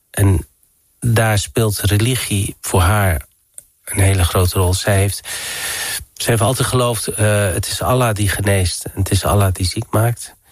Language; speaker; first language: Dutch; early bilingual, other home language; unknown